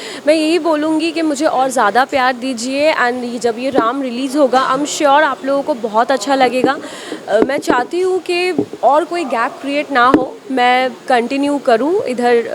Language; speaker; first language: Hindi; non-native, local second language; Bangla